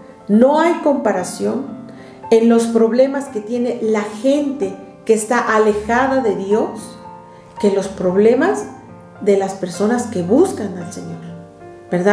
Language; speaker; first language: Spanish; native; Spanish